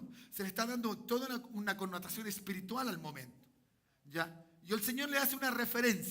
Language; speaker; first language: Spanish; native; Spanish